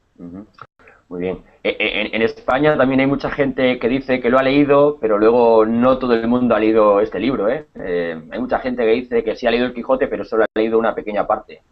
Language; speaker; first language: Spanish; native; Spanish